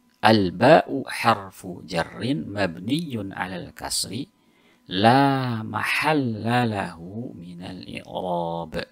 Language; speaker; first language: Arabic; non-native, fluent; Indonesian